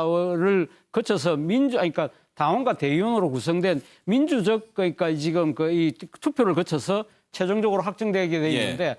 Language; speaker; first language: Korean; native; Korean